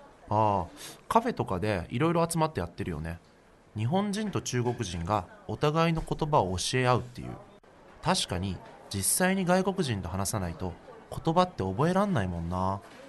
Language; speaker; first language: Japanese; native; Japanese